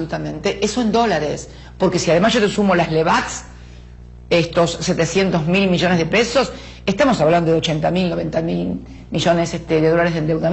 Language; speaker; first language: Spanish; native; Spanish